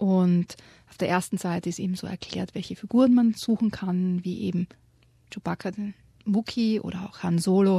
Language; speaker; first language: German; native; German